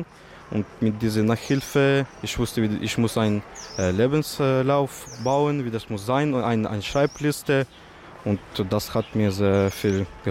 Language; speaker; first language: German; non-native, learner; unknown